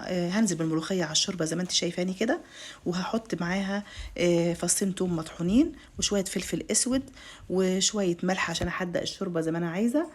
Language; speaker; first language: Arabic; native; Arabic